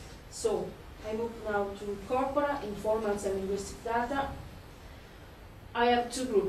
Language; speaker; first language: English; non-native, fluent; Italian